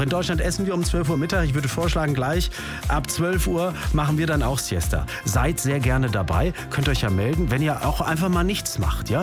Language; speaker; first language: German; native; German